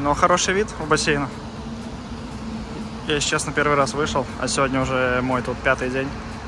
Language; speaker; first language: Russian; native; Russian